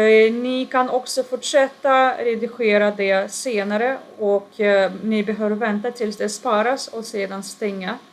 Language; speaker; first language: Swedish; non-native, fluent; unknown